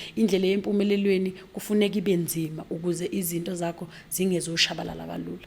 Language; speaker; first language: Zulu; native; Zulu